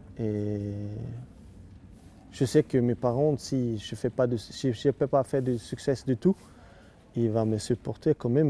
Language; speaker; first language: French; non-native, learner; Swedish